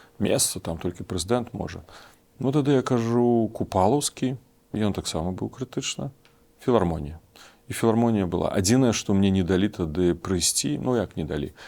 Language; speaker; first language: Belarusian; non-native, local second language; Russian